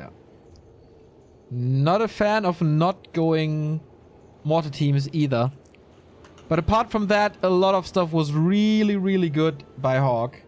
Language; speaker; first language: English; non-native, fluent; German